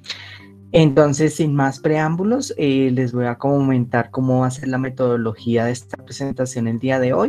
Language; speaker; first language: Spanish; native; Spanish